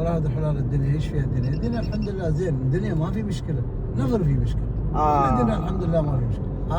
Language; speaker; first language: Arabic; non-native, learner; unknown